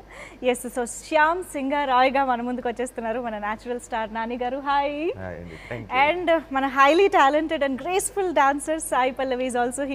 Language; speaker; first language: Telugu; native; Telugu